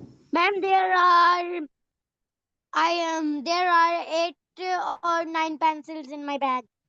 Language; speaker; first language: English; non-native, learner; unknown